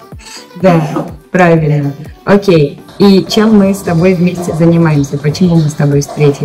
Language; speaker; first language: Russian; native; Russian